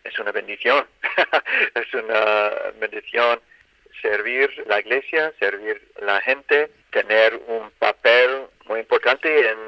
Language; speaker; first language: Spanish; non-native, fluent; English